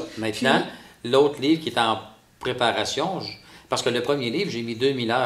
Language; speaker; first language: French; native; French